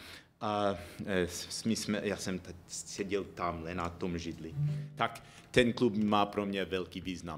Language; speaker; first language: Czech; non-native, fluent; English